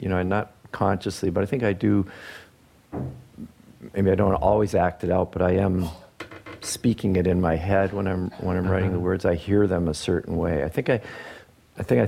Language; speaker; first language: English; native; English